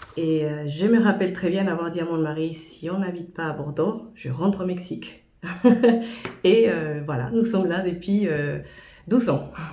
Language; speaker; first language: French; non-native, fluent; Spanish